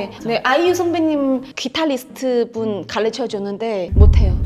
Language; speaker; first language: Korean; non-native, fluent; Chinese